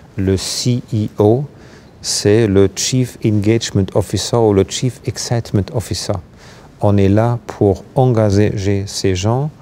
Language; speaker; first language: French; non-native, fluent; German